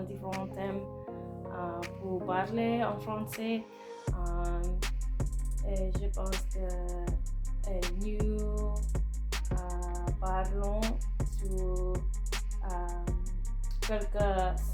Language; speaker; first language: French; non-native, learner; Spanish